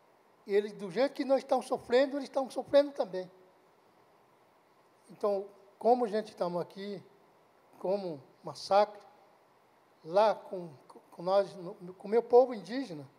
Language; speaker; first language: Portuguese; non-native, local second language; Guarani